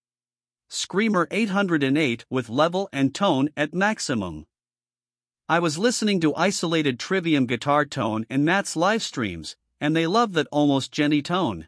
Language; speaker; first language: English; non-native, fluent; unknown